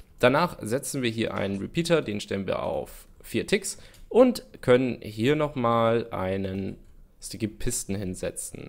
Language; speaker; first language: German; native; German